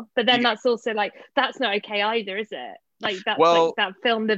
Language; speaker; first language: English; native; English